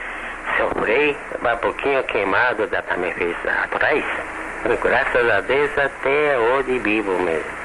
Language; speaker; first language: Portuguese; non-native, learner; Japanese